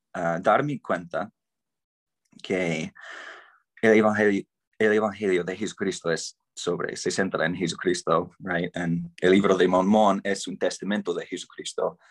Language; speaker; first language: Spanish; non-native, fluent; English